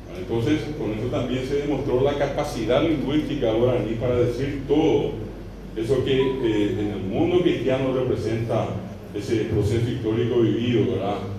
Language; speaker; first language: Spanish; non-native, local second language; Guarani